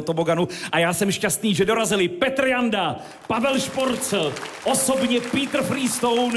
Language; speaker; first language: Czech; native; Czech